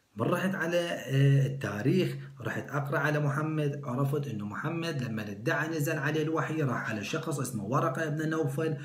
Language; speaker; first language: Arabic; non-native, local second language; Kurdish